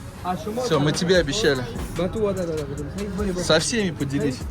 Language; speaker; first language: Russian; native; Russian